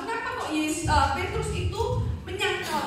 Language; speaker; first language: Indonesian; native; Indonesian